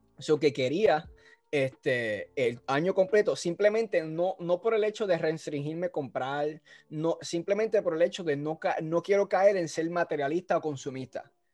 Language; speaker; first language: Spanish; native; Spanish